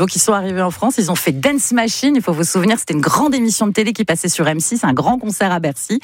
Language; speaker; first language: French; native; French